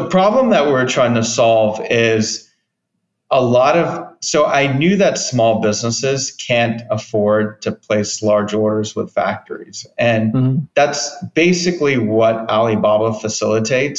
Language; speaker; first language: English; native; English